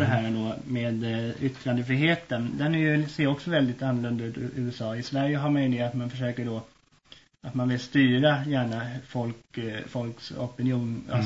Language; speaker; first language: Swedish; native; Swedish